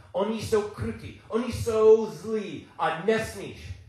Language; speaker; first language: Czech; non-native, learner; English